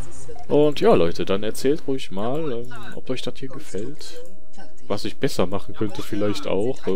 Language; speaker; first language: German; native; German